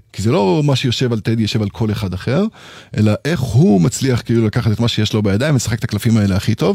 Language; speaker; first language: Hebrew; native; Hebrew